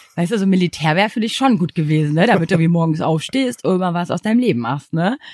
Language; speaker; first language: German; native; German